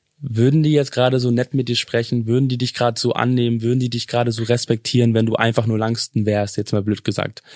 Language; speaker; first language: German; early bilingual, other home language; English